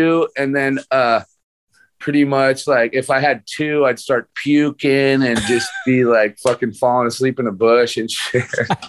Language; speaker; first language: English; native; English